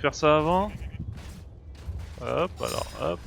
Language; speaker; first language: French; native; French